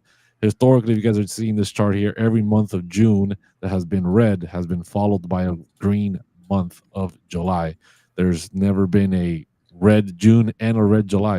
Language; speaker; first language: English; native; English